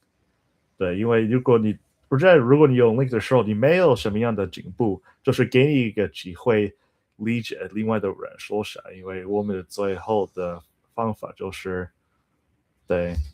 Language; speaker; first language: Chinese; non-native, learner; English